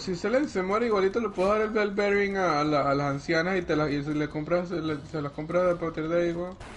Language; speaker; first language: Spanish; native; Spanish